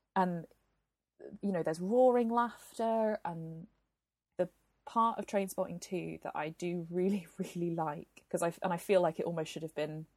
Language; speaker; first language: English; native; English